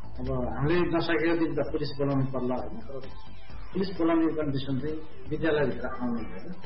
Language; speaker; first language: Nepali; non-native, local second language; Gurung